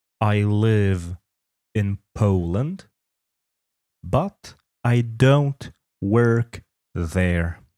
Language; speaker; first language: English; non-native, fluent; Polish